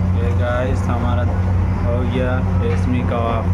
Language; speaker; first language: Hindi; native; Hindi